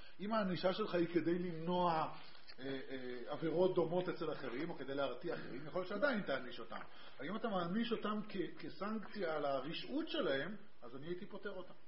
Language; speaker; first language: Hebrew; native; Hebrew